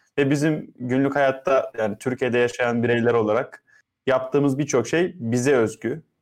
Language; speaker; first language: Turkish; native; Turkish